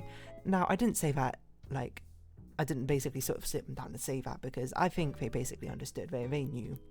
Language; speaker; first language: English; native; English